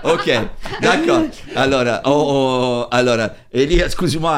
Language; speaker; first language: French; non-native, fluent; Italian